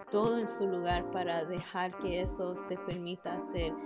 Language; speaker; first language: Spanish; early bilingual, heritage; English